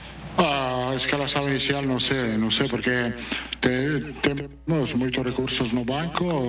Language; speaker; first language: Portuguese; non-native, fluent; Italian